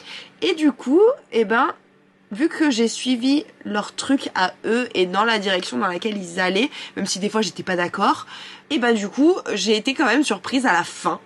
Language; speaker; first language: French; native; French